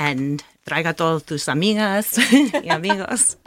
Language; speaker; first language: Spanish; non-native, learner; English